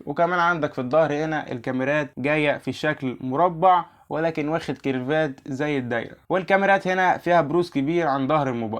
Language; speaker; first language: Arabic; native; Arabic